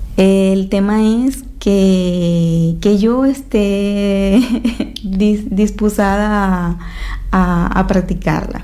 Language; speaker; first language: Catalan; non-native, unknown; Spanish